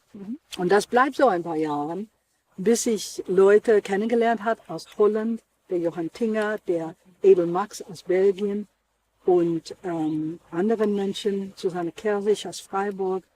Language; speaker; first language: German; non-native, fluent; English